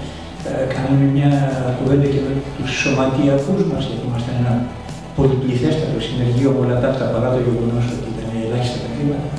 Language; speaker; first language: Greek; native; Greek